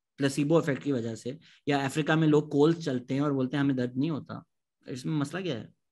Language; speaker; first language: Urdu; native; Urdu